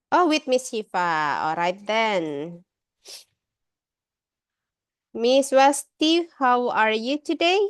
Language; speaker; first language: English; non-native, learner; Indonesian